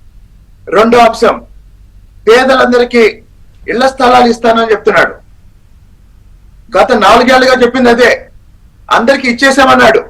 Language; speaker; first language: Telugu; native; Telugu